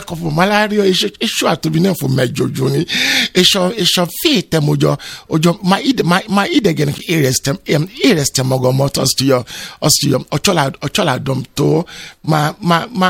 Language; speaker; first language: Hungarian; non-native, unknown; Yoruba